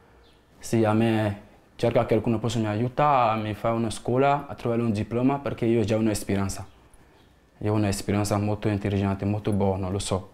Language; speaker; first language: Italian; non-native, learner; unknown